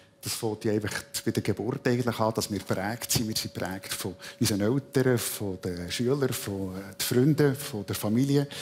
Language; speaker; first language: German; native; German